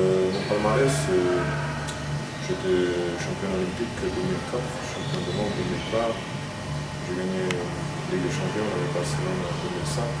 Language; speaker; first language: French; non-native, fluent; Croatian